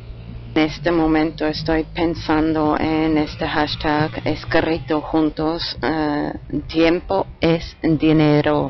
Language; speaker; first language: Spanish; non-native, fluent; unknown